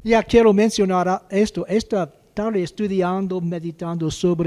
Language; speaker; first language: Spanish; non-native, learner; English